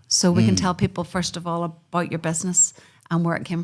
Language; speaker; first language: English; native; English